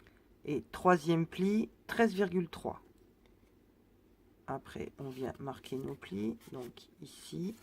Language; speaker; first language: French; native; French